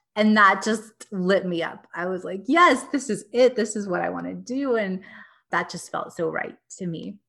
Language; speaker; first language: English; native; English